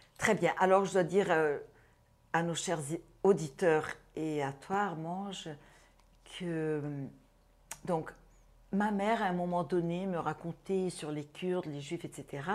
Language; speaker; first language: French; non-native, fluent; Portuguese